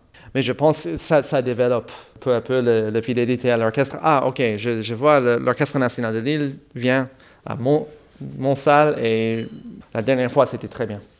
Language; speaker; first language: French; non-native, fluent; English